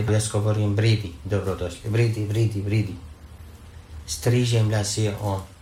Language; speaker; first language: Slovenian; non-native, learner; Arabic